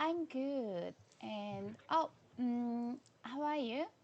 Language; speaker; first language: English; non-native, learner; Korean